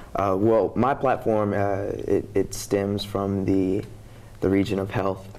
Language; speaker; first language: English; native; English